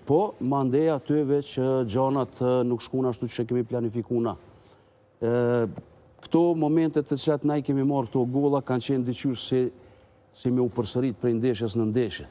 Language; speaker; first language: Albanian; native; Albanian